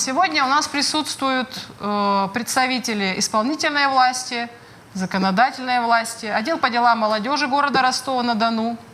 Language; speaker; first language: Russian; native; Russian